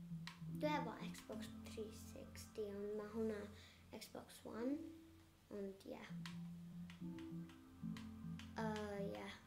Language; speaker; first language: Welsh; non-native, local second language; English